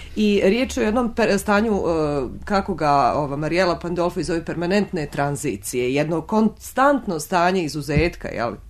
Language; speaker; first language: Bosnian; native; Bosnian